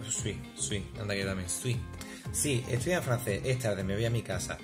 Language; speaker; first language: Spanish; native; Spanish